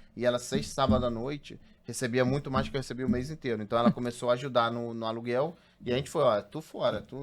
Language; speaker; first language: Portuguese; native; Portuguese